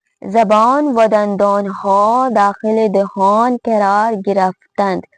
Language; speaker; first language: Persian; non-native, fluent; Urdu